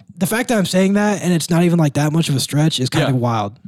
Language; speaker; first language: English; native; English